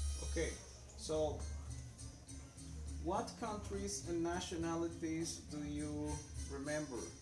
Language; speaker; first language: English; non-native, fluent; Spanish